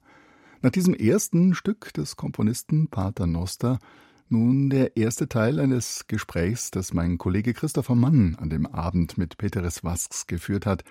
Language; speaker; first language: German; native; German